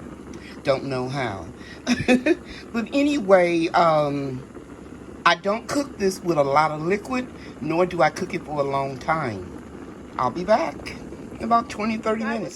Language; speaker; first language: English; native; English